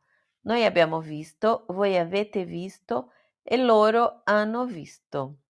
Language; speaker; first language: Italian; non-native, fluent; Portuguese